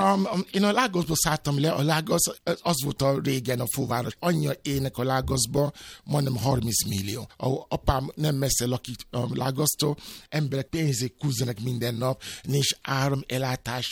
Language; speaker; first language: Hungarian; non-native, fluent; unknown